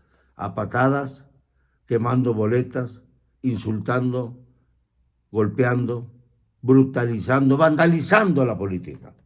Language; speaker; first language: Spanish; native; Spanish